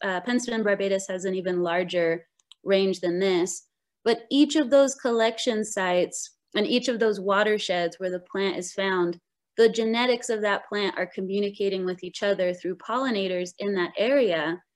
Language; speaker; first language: English; native; English